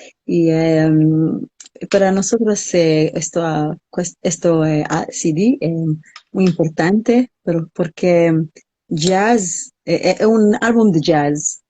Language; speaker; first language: Spanish; non-native, learner; English